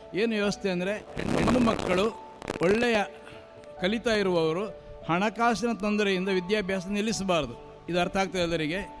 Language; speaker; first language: Kannada; non-native, local second language; Marathi